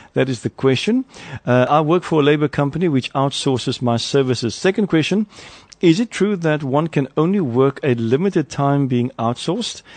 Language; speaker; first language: English; non-native, local second language; Afrikaans